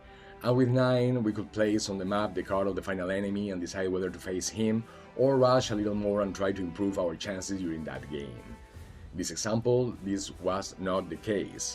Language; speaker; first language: English; non-native, fluent; Spanish